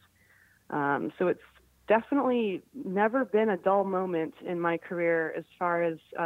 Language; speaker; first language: English; native; English